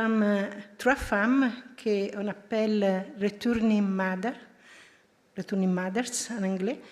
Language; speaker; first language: French; non-native, fluent; Italian